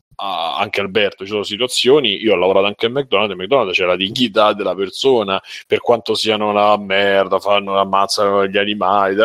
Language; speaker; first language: Italian; native; Italian